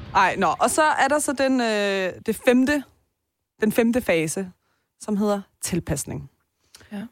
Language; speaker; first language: Danish; native; Danish